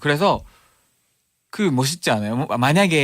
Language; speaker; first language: Korean; non-native, fluent; Japanese